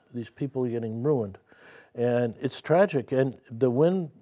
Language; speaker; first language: English; native; English